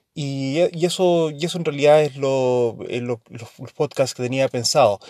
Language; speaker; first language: Spanish; early bilingual, heritage; Spanish